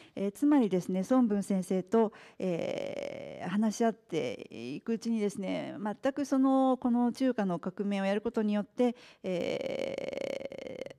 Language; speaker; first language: Japanese; native; Japanese